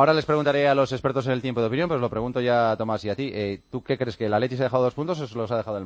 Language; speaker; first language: Spanish; native; Spanish